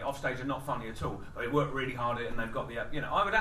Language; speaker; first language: English; native; English